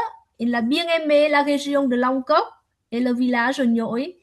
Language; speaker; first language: French; non-native, learner; Vietnamese